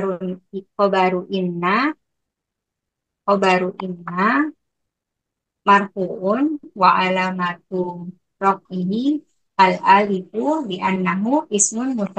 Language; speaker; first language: Arabic; non-native, learner; Indonesian